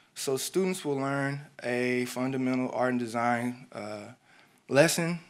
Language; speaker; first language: English; native; English